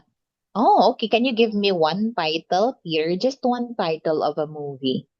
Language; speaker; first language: English; non-native, local second language; Filipino